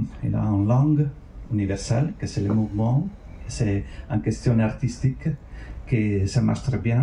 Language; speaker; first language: French; non-native, fluent; Italian